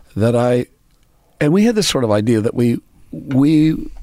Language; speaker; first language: English; native; English